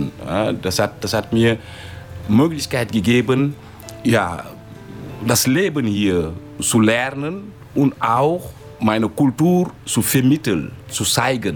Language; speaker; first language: German; non-native, fluent; Wolof